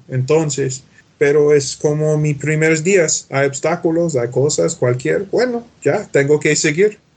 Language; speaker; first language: Spanish; non-native, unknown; English